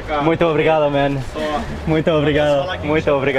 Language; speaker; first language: Portuguese; non-native, learner; English